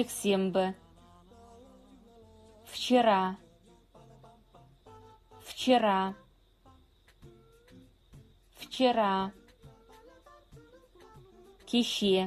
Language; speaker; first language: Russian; non-native, fluent; Kazakh